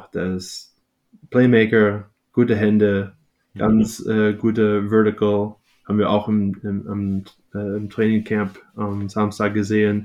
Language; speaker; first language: German; non-native, fluent; English